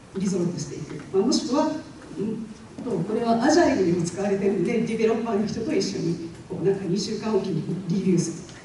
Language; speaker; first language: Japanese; native; Japanese